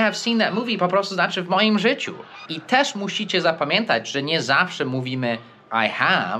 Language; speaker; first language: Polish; non-native, fluent; English